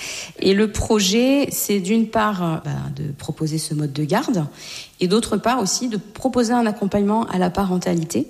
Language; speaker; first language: French; native; French